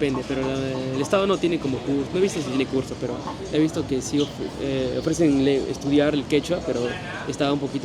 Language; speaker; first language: Spanish; native; Spanish